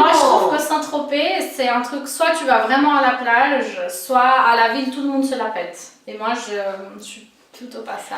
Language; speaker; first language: French; non-native, fluent; Portuguese